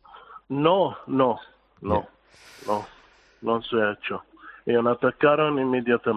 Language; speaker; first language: Spanish; non-native, fluent; Arabic